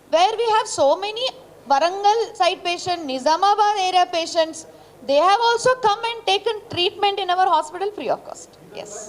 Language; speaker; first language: English; non-native, local second language; Telugu